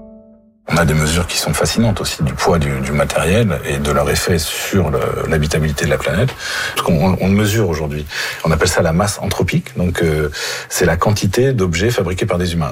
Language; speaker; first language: French; native; French